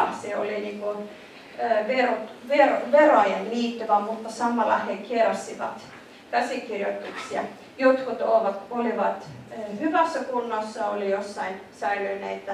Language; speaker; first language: Finnish; non-native, fluent; Icelandic